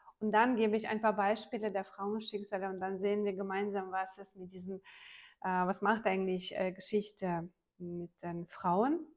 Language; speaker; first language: German; non-native, fluent; Ukrainian